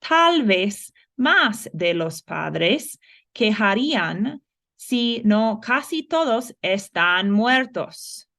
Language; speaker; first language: Spanish; non-native, fluent; English